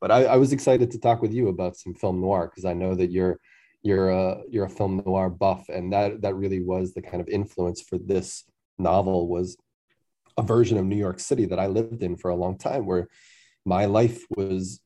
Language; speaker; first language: English; native; English